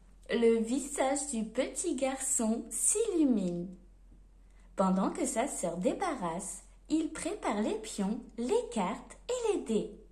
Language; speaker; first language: French; native; French